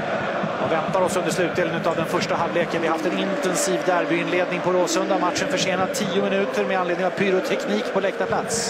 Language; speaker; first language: Swedish; native; Swedish